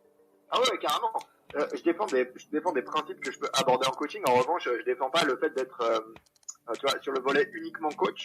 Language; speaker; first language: French; native; French